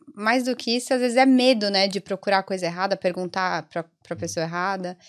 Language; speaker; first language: Portuguese; early bilingual, other home language; Italian